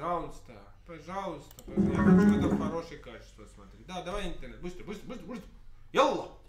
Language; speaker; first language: Russian; non-native, learner; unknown